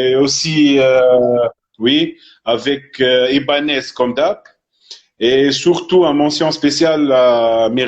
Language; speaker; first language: French; non-native, fluent; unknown